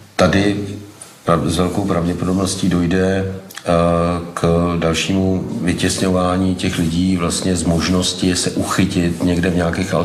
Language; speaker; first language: Czech; native; Czech